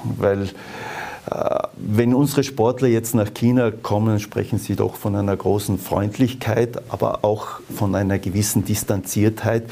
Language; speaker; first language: German; native; German